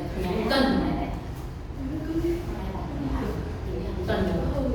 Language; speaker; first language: Vietnamese; native; Vietnamese